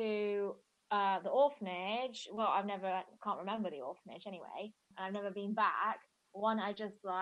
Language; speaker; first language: English; native; English